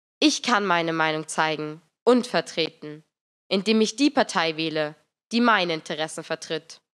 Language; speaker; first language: German; native; German